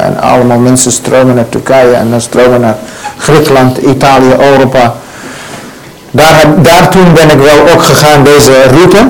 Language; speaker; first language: Dutch; non-native, learner; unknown